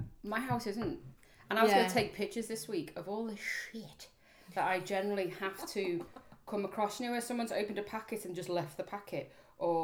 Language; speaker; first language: English; native; English